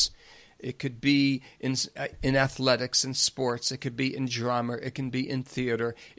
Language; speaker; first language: English; native; English